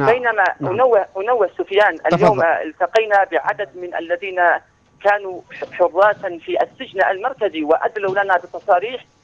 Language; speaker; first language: Arabic; native; Arabic